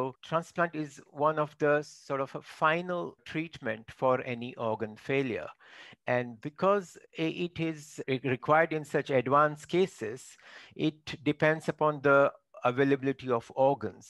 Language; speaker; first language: English; non-native, local second language; Marathi